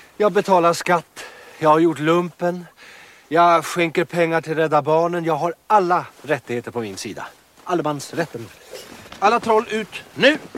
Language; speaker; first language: Swedish; native; Swedish